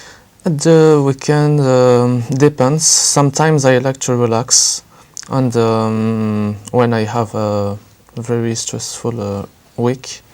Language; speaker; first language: English; non-native, learner; French